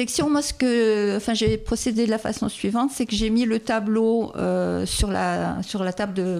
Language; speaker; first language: French; native; French